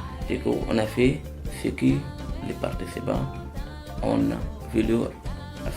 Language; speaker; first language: French; non-native, fluent; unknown